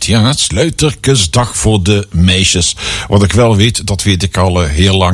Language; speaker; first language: Dutch; native; Dutch